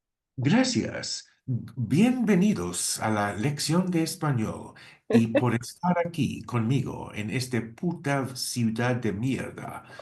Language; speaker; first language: Spanish; non-native, fluent; English